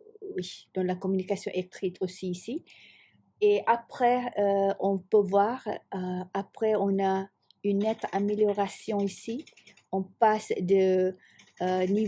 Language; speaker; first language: French; non-native, fluent; Malay